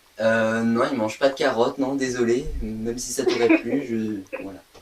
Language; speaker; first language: French; native; French